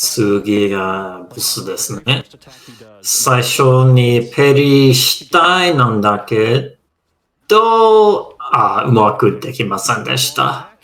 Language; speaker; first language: Japanese; non-native, fluent; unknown